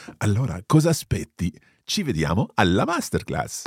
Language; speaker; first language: Italian; non-native, fluent; English